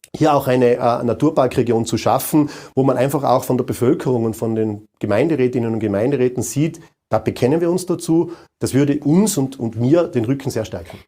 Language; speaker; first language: German; native; German